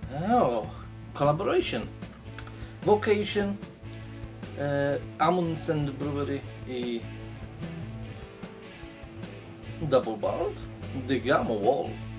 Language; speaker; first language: English; non-native, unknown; Polish